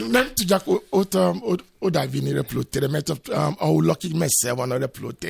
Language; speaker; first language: Hungarian; non-native, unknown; Yoruba